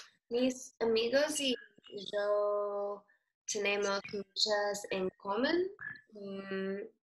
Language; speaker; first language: Spanish; non-native, learner; English